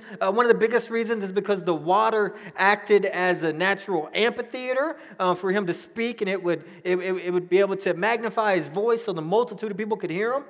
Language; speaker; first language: English; native; English